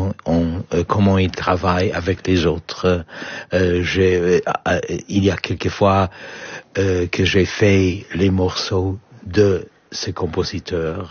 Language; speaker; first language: French; non-native, fluent; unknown